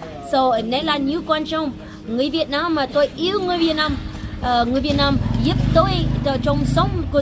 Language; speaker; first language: Vietnamese; non-native, learner; English